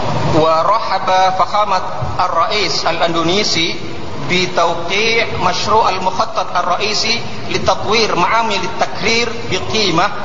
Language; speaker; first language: Arabic; non-native, fluent; Indonesian